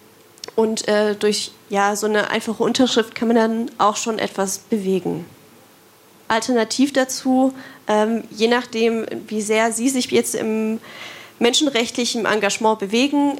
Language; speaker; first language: German; native; German